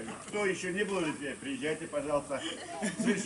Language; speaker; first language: Russian; non-native, fluent; Lithuanian